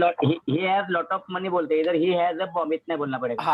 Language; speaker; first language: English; non-native, learner; Hindi